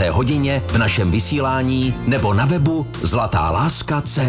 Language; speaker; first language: Czech; native; Czech